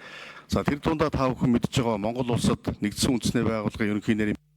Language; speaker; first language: Mongolian; native; Mongolian